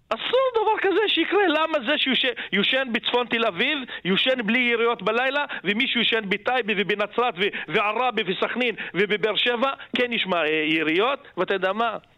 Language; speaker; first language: Hebrew; non-native, local second language; Arabic